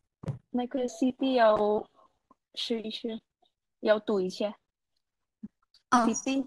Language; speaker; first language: Chinese; non-native, fluent; Indonesian